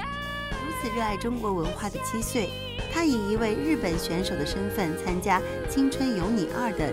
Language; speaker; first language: Chinese; native; Chinese